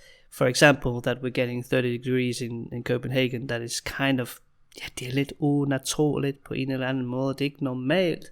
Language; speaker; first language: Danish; non-native, fluent; English